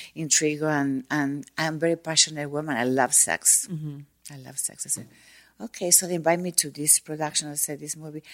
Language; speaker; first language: English; non-native, learner; Spanish